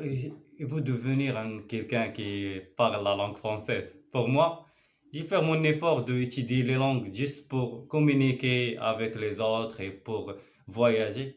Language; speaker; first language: French; non-native, learner; Arabic